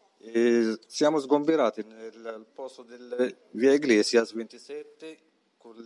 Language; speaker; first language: Italian; non-native, learner; Arabic